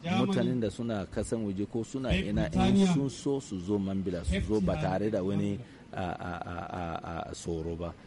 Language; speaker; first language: Hausa; non-native, local second language; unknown